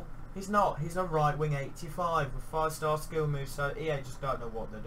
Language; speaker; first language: English; native; English